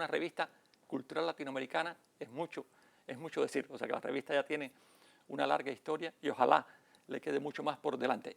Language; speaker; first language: Spanish; native; Spanish